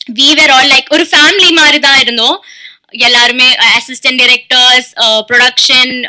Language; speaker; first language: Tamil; non-native, learner; Malayalam